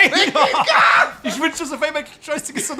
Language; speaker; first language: German; native; German